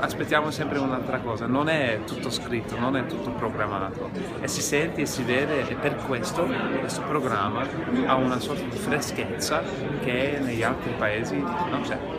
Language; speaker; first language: Italian; non-native, fluent; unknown